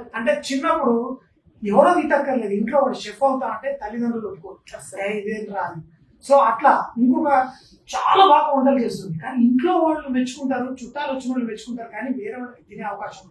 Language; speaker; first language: Telugu; native; Telugu